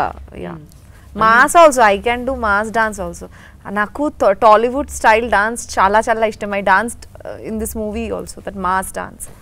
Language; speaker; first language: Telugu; non-native, learner; Bangla